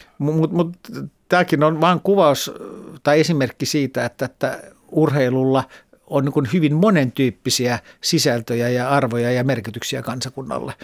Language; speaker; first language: Finnish; native; Finnish